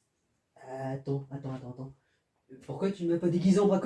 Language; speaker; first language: French; native; French